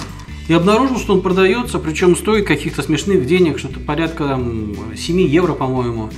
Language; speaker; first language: Russian; native; Russian